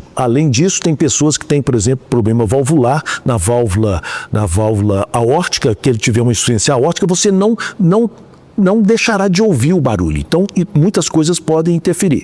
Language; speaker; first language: Portuguese; native; Portuguese